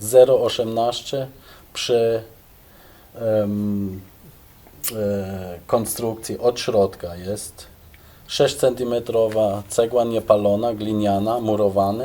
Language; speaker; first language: Polish; non-native, fluent; German